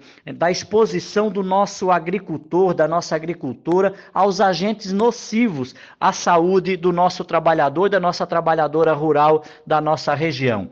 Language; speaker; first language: Portuguese; native; Portuguese